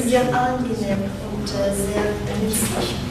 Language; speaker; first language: German; non-native, fluent; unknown